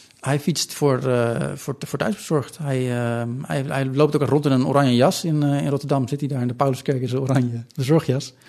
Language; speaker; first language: Dutch; native; Dutch